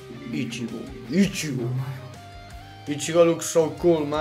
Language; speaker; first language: English; non-native, fluent; Spanish